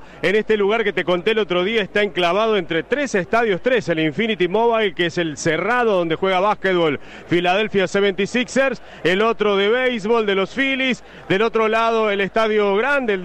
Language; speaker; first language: Spanish; native; Spanish